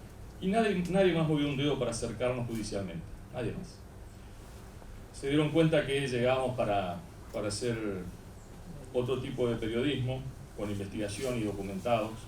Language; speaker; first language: Spanish; native; Spanish